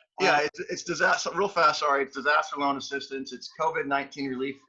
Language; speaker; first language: English; native; English